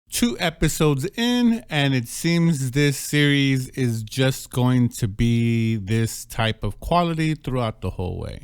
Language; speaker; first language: English; native; English